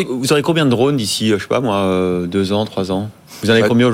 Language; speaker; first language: French; native; French